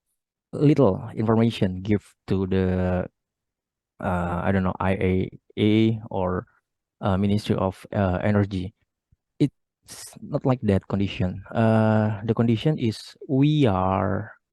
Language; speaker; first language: English; non-native, learner; Indonesian